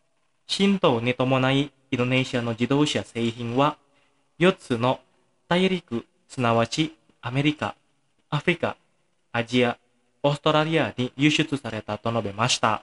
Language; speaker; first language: Japanese; non-native, fluent; Indonesian